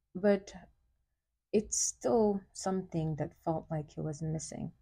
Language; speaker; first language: English; early bilingual, other home language; Wolof